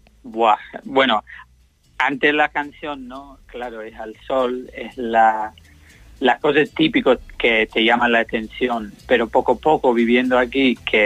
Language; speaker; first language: Spanish; non-native, learner; English